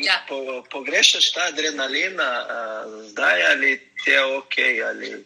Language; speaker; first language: Slovenian; non-native, learner; Portuguese